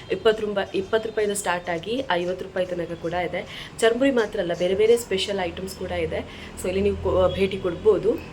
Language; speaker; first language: Kannada; native; Kannada